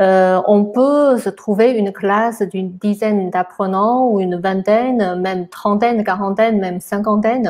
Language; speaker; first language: French; non-native, fluent; Chinese